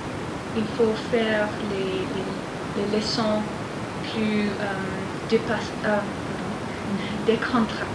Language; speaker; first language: French; non-native, learner; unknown